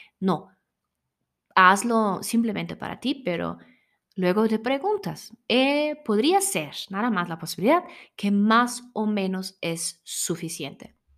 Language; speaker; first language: Spanish; non-native, fluent; German